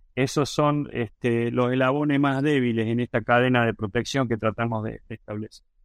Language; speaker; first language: Spanish; native; Spanish